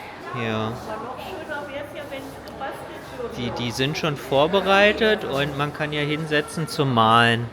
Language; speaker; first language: German; early bilingual, other home language; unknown